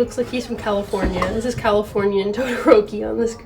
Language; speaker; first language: English; native; English